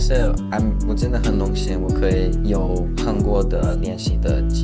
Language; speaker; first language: Chinese; non-native, learner; English